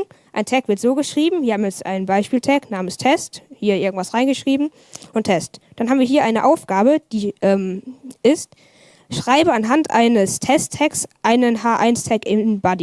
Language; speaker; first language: German; native; German